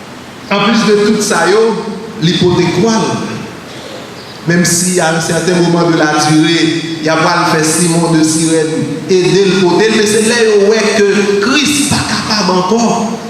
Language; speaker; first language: French; non-native, learner; Haitian Creole